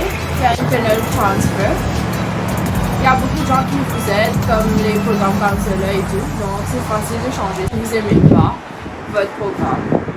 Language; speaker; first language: French; non-native, local second language; Morisyen